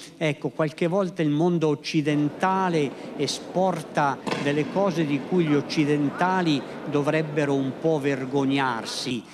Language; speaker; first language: Italian; native; Italian